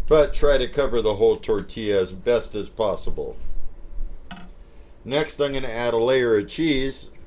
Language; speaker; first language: English; native; English